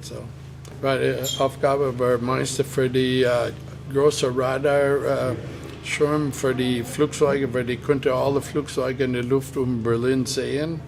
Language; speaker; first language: German; non-native, fluent; English